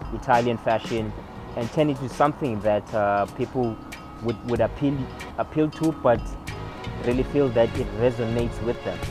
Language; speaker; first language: English; non-native, local second language; Xhosa